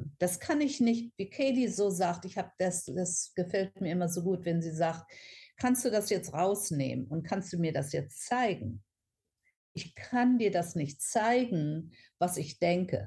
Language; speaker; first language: German; non-native, fluent; English